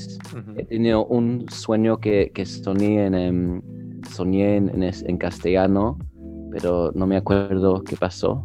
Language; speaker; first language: Spanish; early bilingual, heritage; English